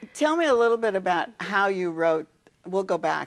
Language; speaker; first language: English; native; English